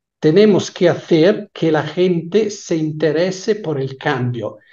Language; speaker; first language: Spanish; non-native, fluent; Italian